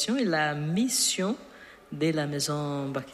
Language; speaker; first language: French; non-native, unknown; Portuguese